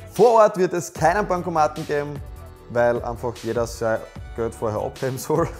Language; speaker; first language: German; native; German